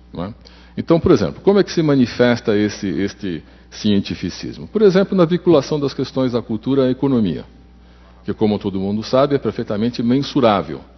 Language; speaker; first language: Portuguese; native; Portuguese